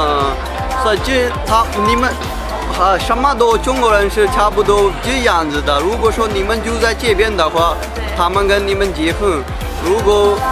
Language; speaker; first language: Chinese; non-native, learner; Urdu